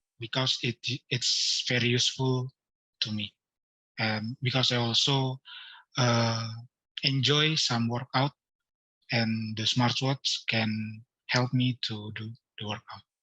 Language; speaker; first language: English; non-native, learner; Indonesian